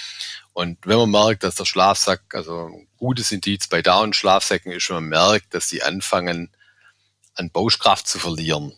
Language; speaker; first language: German; native; German